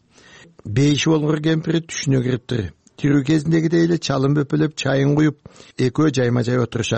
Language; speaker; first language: Kyrgyz; native; Kyrgyz